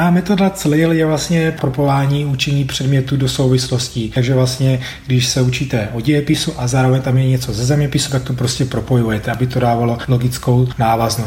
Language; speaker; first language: Czech; native; Czech